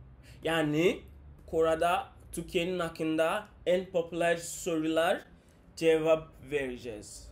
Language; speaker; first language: Turkish; non-native, learner; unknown